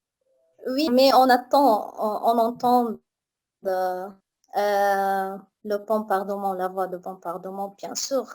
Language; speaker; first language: French; non-native, learner; Arabic